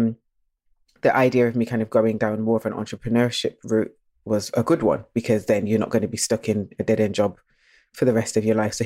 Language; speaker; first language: English; native; English